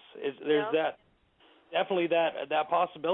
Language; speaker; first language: English; native; English